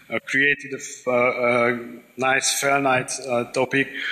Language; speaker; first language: English; non-native, fluent; Hungarian